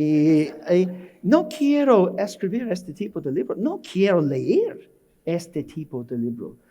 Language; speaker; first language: Spanish; non-native, learner; English